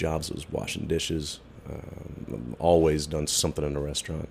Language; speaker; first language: English; native; English